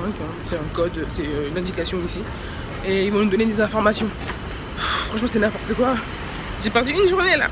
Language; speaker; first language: French; native; French